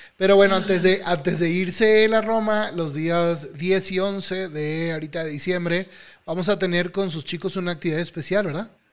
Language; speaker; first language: Spanish; native; Spanish